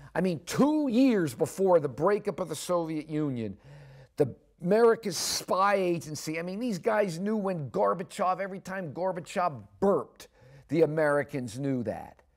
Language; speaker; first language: English; native; English